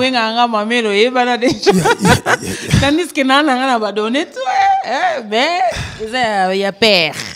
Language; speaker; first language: French; non-native, local second language; Lingala